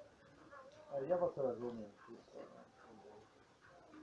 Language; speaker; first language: Polish; non-native, learner; Slovenian